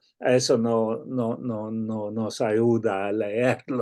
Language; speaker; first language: Spanish; non-native, fluent; English